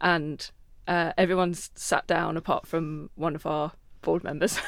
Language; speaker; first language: English; native; English